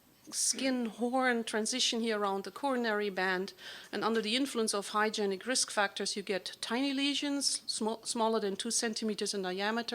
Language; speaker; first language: English; non-native, fluent; German